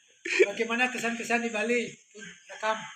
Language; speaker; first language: Indonesian; native; Indonesian